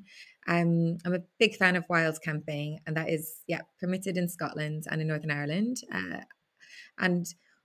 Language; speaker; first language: English; native; English